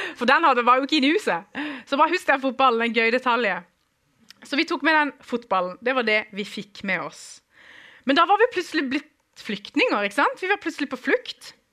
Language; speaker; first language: Norwegian; early bilingual, other home language; Kurdish